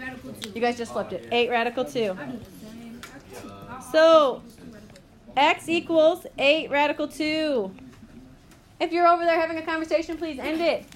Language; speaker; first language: English; native; English